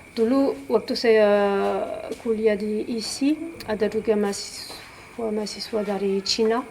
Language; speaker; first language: Indonesian; non-native, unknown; French